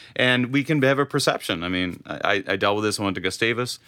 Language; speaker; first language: English; native; English